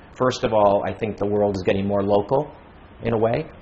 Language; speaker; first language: English; native; English